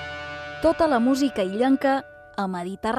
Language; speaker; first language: Catalan; native; Catalan